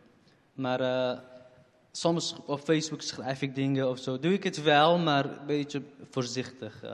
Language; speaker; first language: Dutch; non-native, fluent; Kurdish